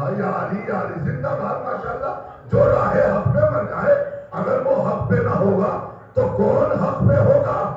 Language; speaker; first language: Urdu; native; Urdu